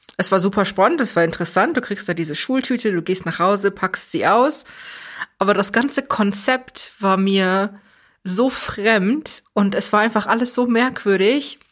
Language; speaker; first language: German; early bilingual, other home language; Persian